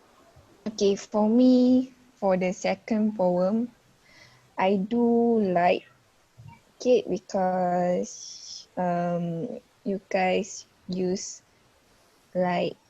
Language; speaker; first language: English; non-native, fluent; Malay